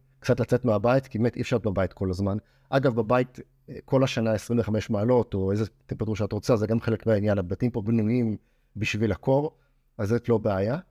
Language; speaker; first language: Hebrew; native; Hebrew